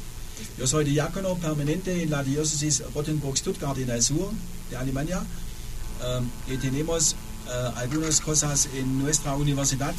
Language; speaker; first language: Spanish; non-native, learner; German